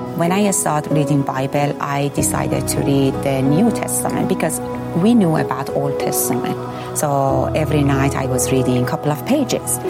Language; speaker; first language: English; non-native, fluent; Persian